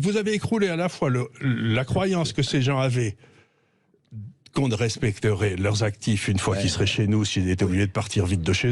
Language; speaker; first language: French; native; French